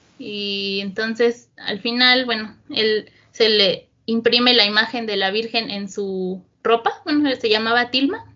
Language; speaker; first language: Spanish; native; Spanish